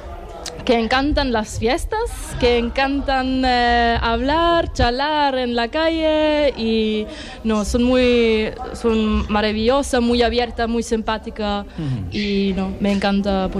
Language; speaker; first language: Spanish; non-native, learner; German